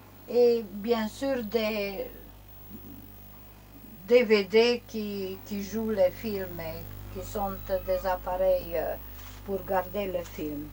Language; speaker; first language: French; non-native, learner; Romanian